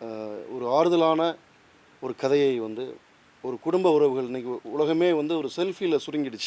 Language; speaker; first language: Tamil; native; Tamil